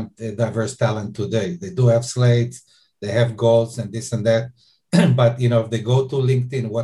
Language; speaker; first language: English; non-native, fluent; Hebrew